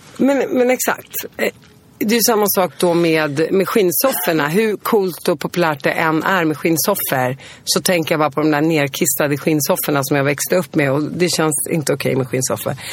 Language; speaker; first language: Swedish; early bilingual, other home language; Arabic